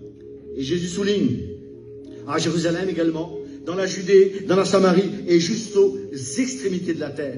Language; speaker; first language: French; native; French